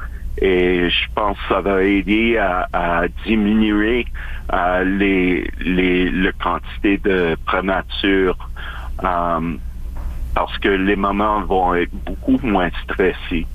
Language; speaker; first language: French; non-native, local second language; English